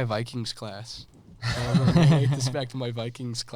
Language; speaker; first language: English; native; English